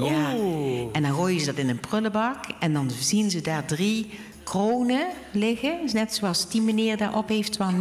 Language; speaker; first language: Dutch; native; Dutch